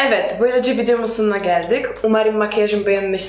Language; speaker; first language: Turkish; non-native, fluent; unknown